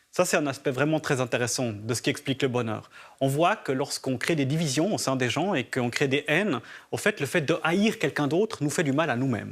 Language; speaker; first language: French; native; French